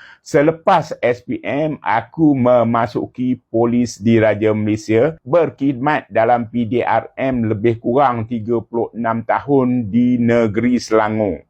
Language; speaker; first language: Malay; native; Malay